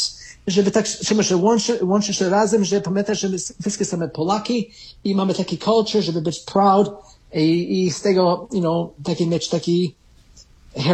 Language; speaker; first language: Polish; early bilingual, heritage; Polish